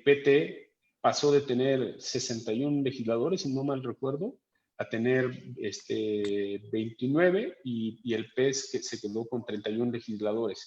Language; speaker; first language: Spanish; native; Spanish